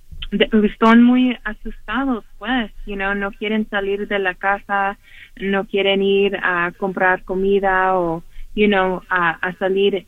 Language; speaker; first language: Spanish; early bilingual, heritage; Spanish